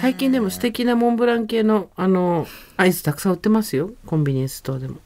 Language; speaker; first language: Japanese; native; Japanese